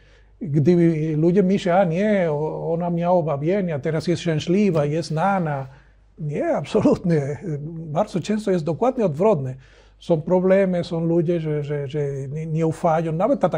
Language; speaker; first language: Polish; non-native, learner; Spanish